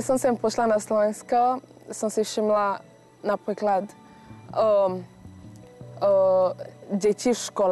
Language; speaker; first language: Slovak; non-native, fluent; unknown